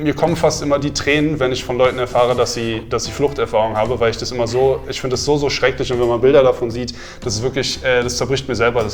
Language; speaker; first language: German; native; German